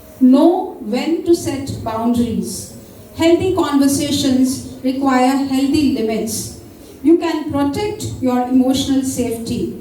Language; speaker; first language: English; non-native, local second language; Marathi